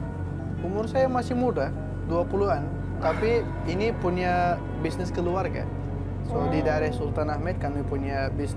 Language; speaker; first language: Indonesian; non-native, fluent; Turkish